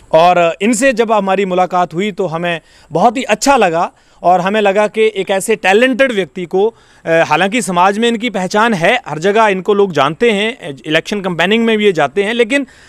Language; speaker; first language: Hindi; native; Hindi